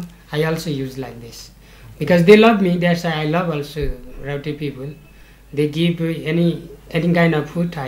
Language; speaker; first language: English; non-native, learner; Nepali